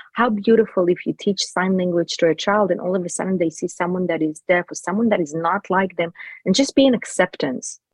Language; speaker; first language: English; non-native, fluent; Hebrew